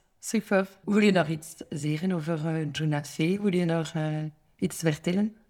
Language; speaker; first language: Dutch; non-native, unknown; French